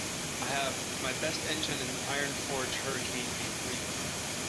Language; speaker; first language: English; native; English